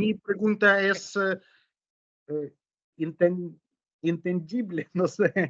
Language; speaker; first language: Spanish; non-native, learner; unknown